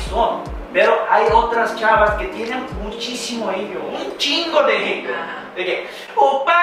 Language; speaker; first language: Spanish; non-native, fluent; Korean